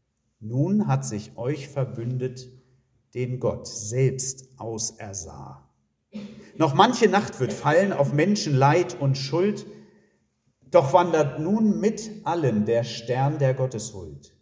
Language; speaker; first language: German; native; German